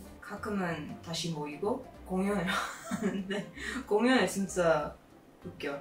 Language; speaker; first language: Korean; non-native, fluent; English